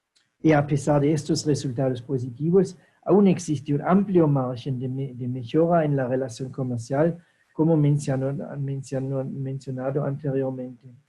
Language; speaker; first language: Spanish; non-native, fluent; German